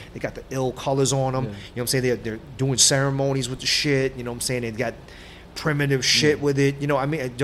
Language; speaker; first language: English; native; English